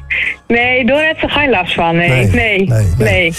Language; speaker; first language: Dutch; native; Dutch